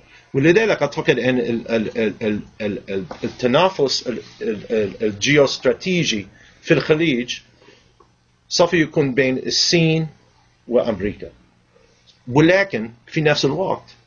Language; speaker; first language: Arabic; non-native, fluent; English